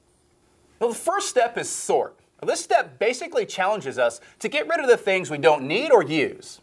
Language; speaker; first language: English; native; English